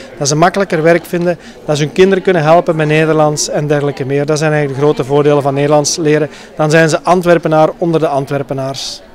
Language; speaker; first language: Dutch; native; Dutch